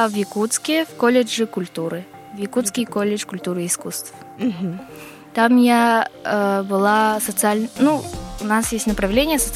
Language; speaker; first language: Russian; native; Russian